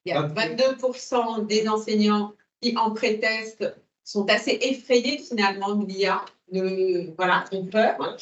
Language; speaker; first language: French; native; French